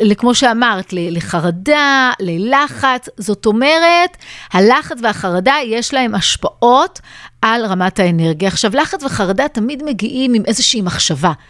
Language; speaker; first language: Hebrew; native; Hebrew